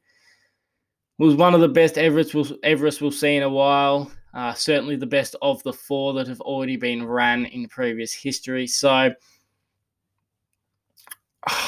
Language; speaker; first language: English; native; English